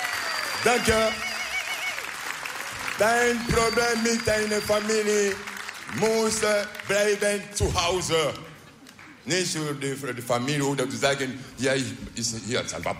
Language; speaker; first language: Dutch; non-native, learner; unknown